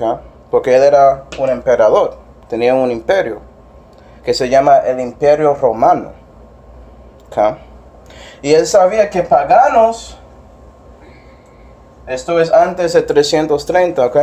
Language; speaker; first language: Spanish; non-native, fluent; English